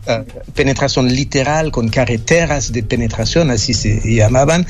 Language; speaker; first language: Spanish; non-native, fluent; French